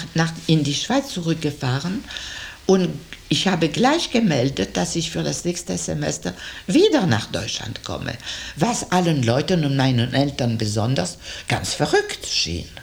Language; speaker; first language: German; non-native, local second language; French